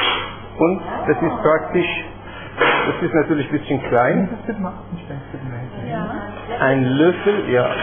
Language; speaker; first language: German; non-native, fluent; Persian